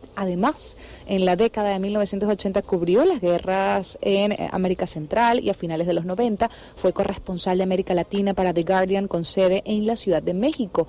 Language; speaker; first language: Spanish; native; Spanish